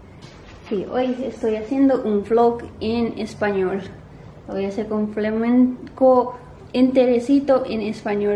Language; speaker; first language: Spanish; early bilingual, heritage; Spanish